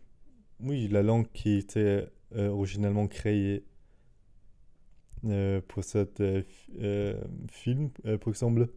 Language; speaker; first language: French; non-native, fluent; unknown